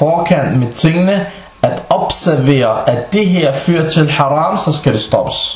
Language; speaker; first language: Danish; non-native, local second language; Arabic